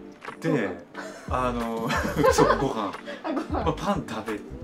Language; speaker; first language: Japanese; native; Japanese